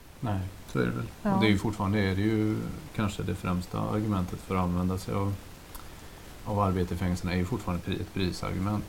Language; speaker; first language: Swedish; native; Swedish